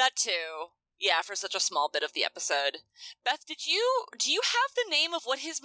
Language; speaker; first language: English; native; English